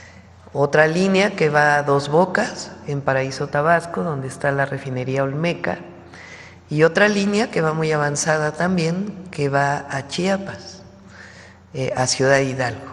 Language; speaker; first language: Spanish; native; Spanish